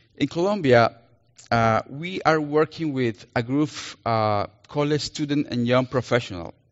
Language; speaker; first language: English; non-native, fluent; Spanish